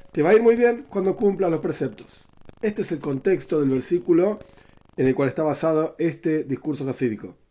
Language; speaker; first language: Spanish; native; Spanish